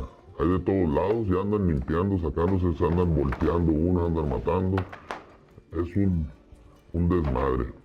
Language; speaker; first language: Spanish; native; Spanish